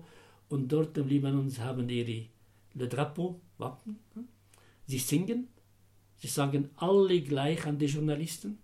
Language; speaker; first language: German; non-native, fluent; Arabic